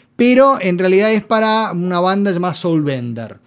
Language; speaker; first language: Spanish; native; Spanish